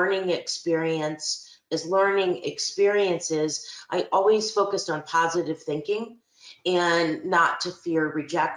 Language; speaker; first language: English; native; English